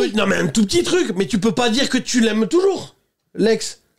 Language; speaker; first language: French; native; French